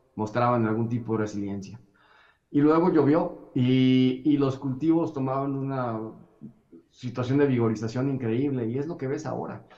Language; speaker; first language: Spanish; native; Spanish